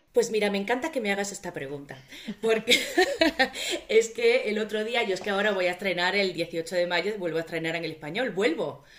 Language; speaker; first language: Spanish; native; Spanish